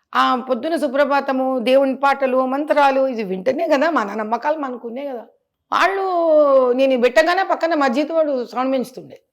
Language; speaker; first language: Telugu; native; Telugu